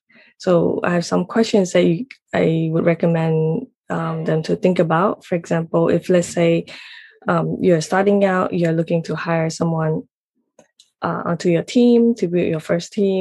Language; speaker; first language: English; non-native, local second language; Cantonese